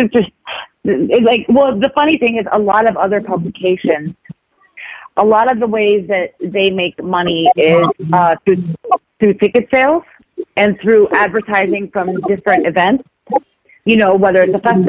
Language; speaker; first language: English; non-native, local second language; Filipino